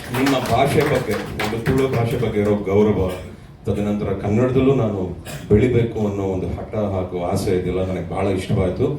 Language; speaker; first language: Kannada; native; Kannada